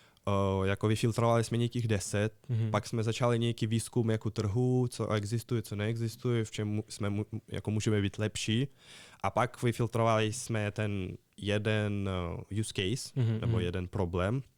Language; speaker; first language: Czech; non-native, fluent; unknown